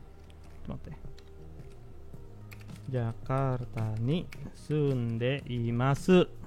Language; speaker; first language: Japanese; non-native, fluent; Indonesian